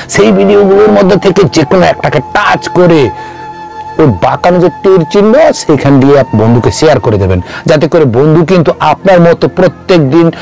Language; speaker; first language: Bangla; non-native, local second language; Kok Borok